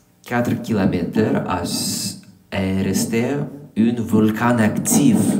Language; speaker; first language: French; non-native, learner; English